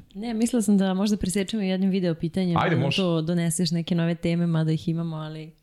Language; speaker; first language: Serbian; native; Serbian